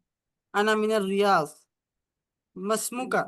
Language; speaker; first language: Arabic; non-native, learner; Urdu